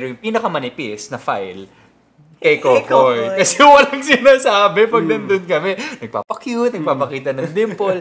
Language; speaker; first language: Filipino; native; Filipino